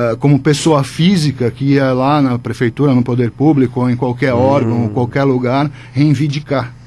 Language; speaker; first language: Portuguese; native; Portuguese